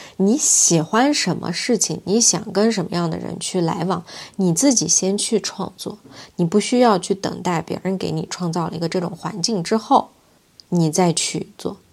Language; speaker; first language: Chinese; non-native, local second language; Uyghur